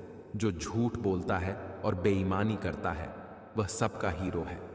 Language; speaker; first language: Hindi; native; Hindi